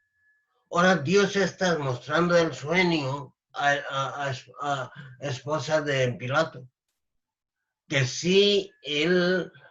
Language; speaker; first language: Spanish; non-native, learner; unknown